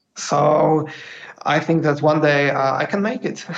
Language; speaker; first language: English; non-native, fluent; Polish